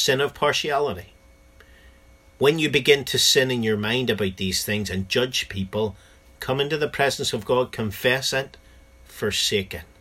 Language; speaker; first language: English; native; English